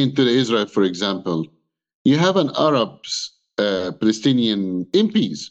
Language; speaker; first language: English; non-native, fluent; Arabic